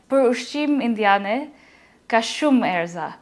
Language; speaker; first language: Albanian; non-native, learner; English